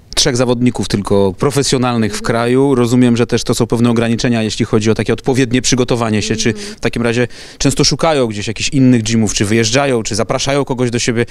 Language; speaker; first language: Polish; native; Polish